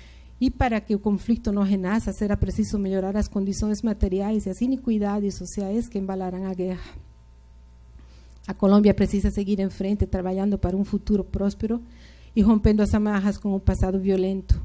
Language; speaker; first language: Portuguese; non-native, fluent; Spanish